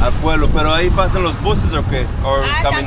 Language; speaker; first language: Spanish; non-native, learner; English